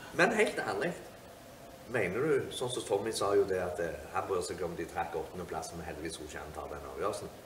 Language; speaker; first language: Norwegian; native; Norwegian